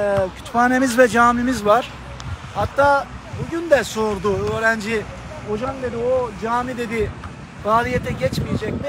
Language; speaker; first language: Turkish; native; Turkish